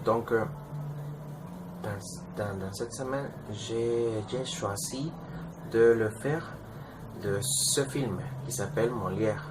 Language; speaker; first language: French; non-native, learner; Spanish